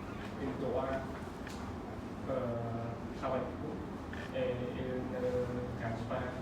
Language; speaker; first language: French; non-native, learner; Khmer